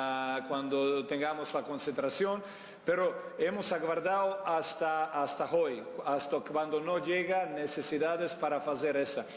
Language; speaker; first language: Spanish; non-native, fluent; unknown